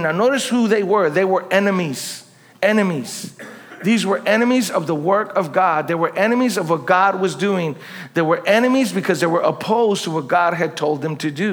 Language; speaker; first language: English; native; English